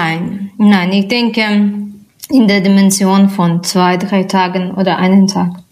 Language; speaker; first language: German; non-native, fluent; Russian